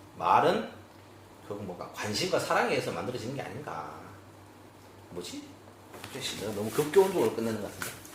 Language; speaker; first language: Korean; native; Korean